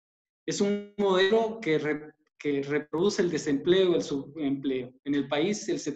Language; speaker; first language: Spanish; native; Spanish